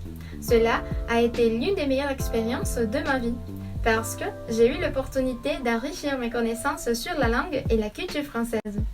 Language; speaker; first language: French; non-native, fluent; Spanish